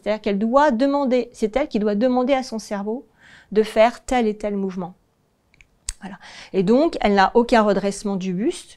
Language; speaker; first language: French; native; French